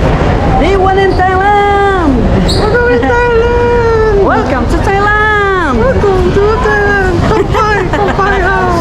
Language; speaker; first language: English; non-native, local second language; Filipino